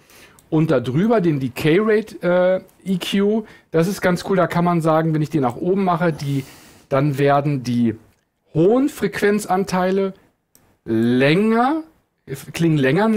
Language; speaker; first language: German; native; German